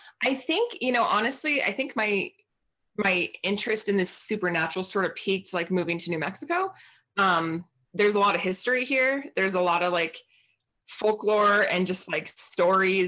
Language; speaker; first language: English; native; English